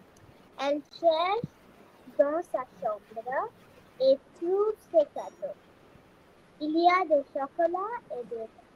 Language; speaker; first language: French; non-native, learner; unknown